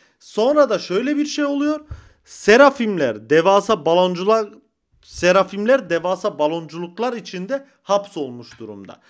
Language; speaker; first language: Turkish; early bilingual, heritage; Turkish